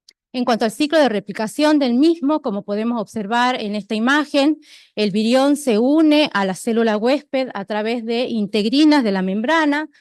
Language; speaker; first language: Spanish; native; Spanish